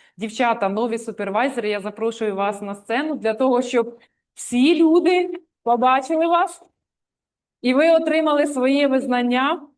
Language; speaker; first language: Ukrainian; native; Ukrainian